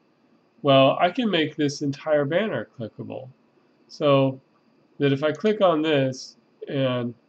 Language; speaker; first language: English; native; English